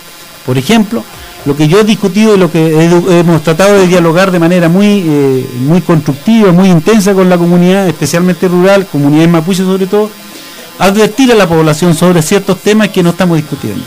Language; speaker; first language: Spanish; native; Spanish